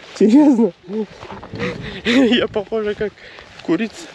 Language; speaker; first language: Russian; non-native, local second language; Kyrgyz